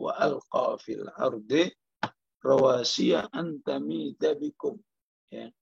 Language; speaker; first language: Arabic; non-native, fluent; Indonesian